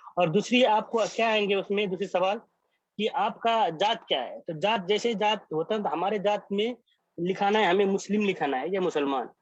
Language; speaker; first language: Hindi; non-native, local second language; Maithili